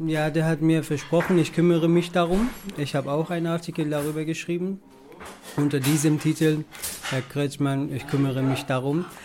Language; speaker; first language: German; non-native, fluent; Persian